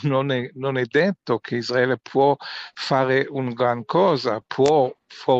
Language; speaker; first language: Italian; non-native, fluent; Hebrew